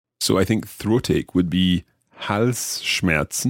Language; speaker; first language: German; non-native, learner; English